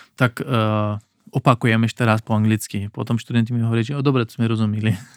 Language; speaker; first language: Slovak; non-native, learner; Pashto